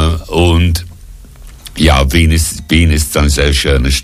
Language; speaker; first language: German; non-native, fluent; English